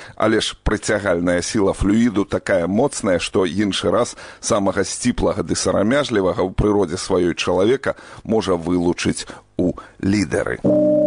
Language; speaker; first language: Belarusian; native; Belarusian